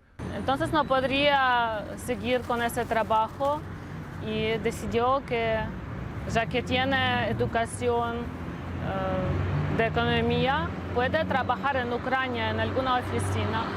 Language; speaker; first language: Spanish; non-native, learner; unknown